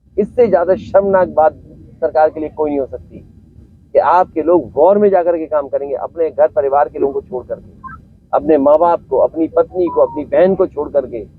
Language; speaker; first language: Hindi; native; Hindi